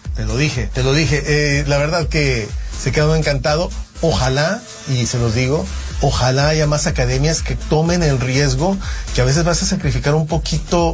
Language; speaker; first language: Spanish; native; Spanish